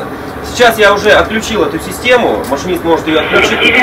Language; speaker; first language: Russian; native; Russian